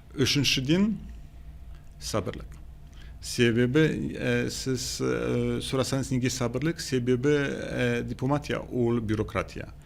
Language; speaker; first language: Kazakh; non-native, fluent; Polish